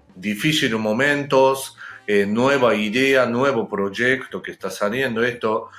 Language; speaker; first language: Spanish; non-native, fluent; Japanese